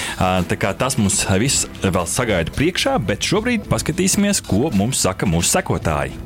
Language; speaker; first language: Latvian; native; Latvian